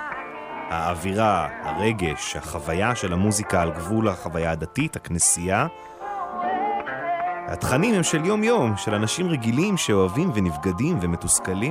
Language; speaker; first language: Hebrew; native; Hebrew